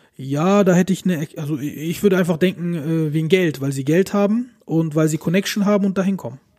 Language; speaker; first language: German; early bilingual, other home language; Turkish